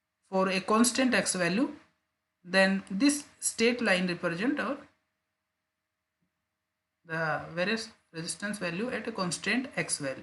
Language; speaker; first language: English; non-native, local second language; Hindi